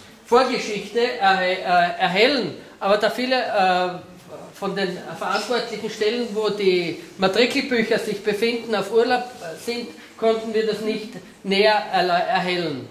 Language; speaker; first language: German; non-native, fluent; Slovenian